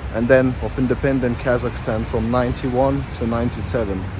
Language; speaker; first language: English; non-native, fluent; Lithuanian